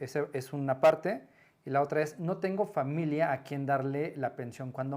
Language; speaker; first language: Spanish; native; Spanish